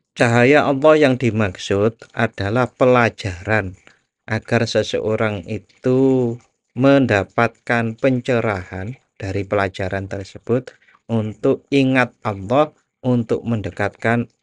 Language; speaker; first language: Indonesian; non-native, local second language; Javanese